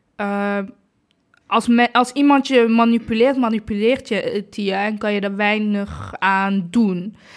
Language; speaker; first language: Dutch; early bilingual, other home language; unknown